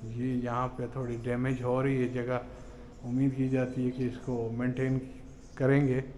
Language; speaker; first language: Urdu; non-native, local second language; Sindhi